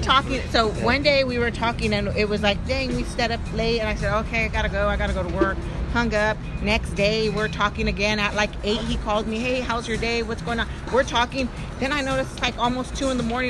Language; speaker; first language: English; native; English